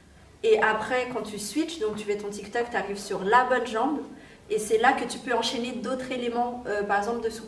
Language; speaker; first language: French; native; French